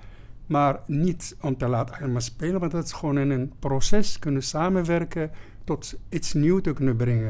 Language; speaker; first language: Dutch; non-native, fluent; Arabic